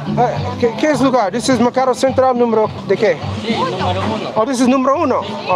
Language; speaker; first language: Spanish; non-native, learner; English